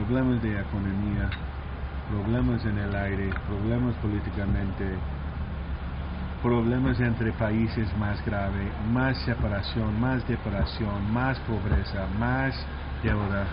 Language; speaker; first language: Spanish; early bilingual, heritage; Spanish